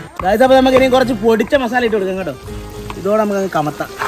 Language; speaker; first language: Malayalam; native; Malayalam